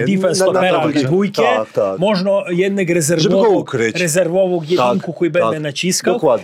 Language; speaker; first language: Polish; non-native, fluent; Serbian